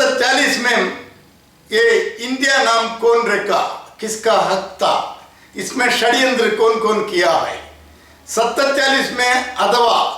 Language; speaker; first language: Hindi; non-native, local second language; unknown